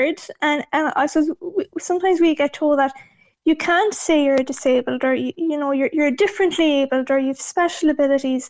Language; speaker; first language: English; native; English